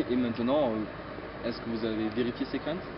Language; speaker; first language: French; native; French